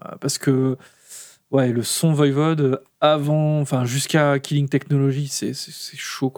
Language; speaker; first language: French; native; French